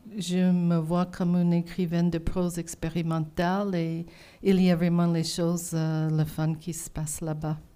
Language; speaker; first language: French; non-native, fluent; English